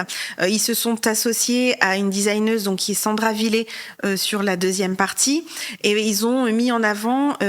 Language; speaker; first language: French; native; French